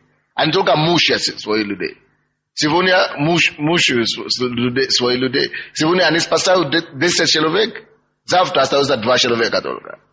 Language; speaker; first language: Russian; non-native, fluent; Yoruba